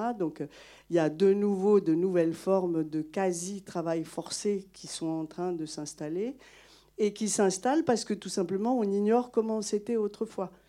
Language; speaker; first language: French; non-native, local second language; Malagasy